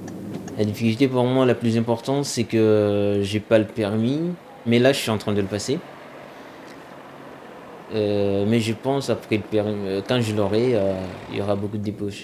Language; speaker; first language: French; non-native, local second language; Comorian